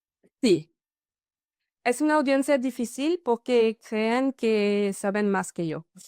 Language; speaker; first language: Spanish; non-native, fluent; French